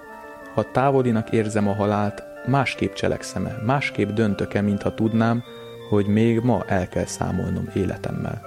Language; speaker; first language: Hungarian; native; Hungarian